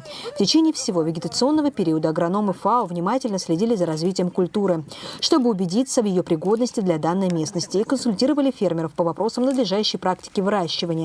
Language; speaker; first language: Russian; native; Russian